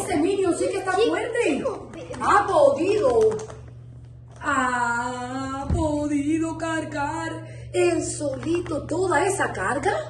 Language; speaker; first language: Spanish; native; Spanish